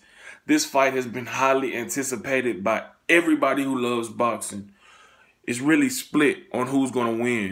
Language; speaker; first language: English; native; English